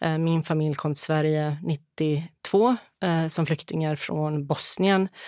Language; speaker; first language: Swedish; early bilingual, other home language; Bosnian